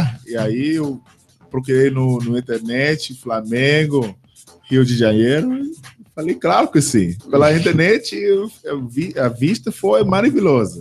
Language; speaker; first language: Portuguese; non-native, fluent; English